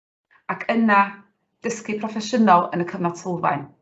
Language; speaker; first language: Welsh; native; Welsh